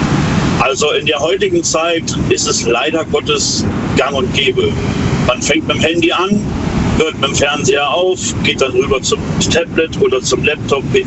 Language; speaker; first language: German; native; German